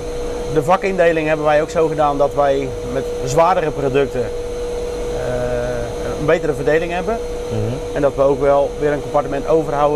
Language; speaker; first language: Dutch; native; Dutch